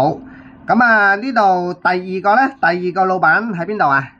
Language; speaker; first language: Cantonese; native; Cantonese